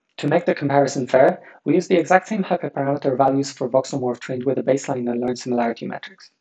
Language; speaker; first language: English; non-native, fluent; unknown